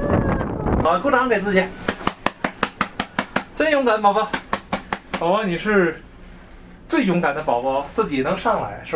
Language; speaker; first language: Chinese; native; Chinese